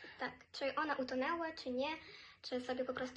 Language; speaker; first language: Polish; non-native, fluent; Ukrainian